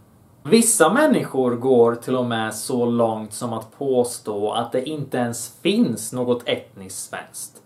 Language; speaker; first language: Swedish; early bilingual, other home language; Bosnian